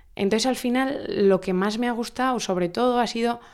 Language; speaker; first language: Spanish; native; Spanish